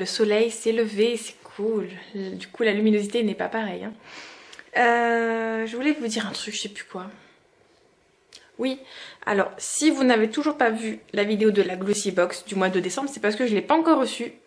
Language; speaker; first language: French; native; French